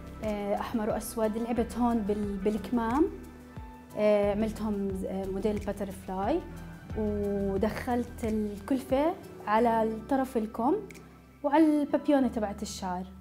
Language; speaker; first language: Arabic; native; Arabic